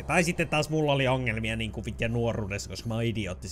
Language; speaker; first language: Finnish; native; Finnish